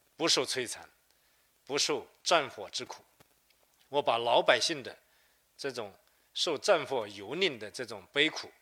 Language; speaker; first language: Chinese; native; Chinese